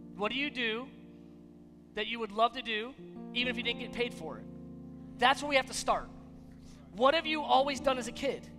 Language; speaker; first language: English; native; English